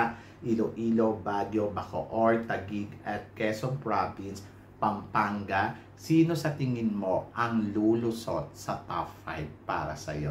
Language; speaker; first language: Filipino; native; Filipino